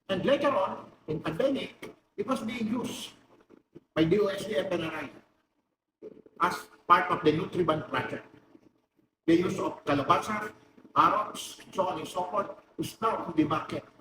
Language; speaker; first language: English; non-native, local second language; Filipino